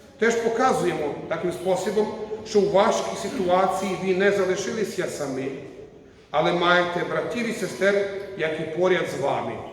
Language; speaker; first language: Ukrainian; non-native, learner; Croatian